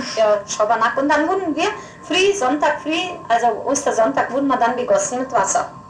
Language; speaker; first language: German; non-native, local second language; Upper Sorbian